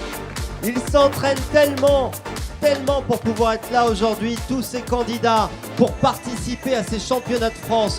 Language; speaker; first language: French; native; French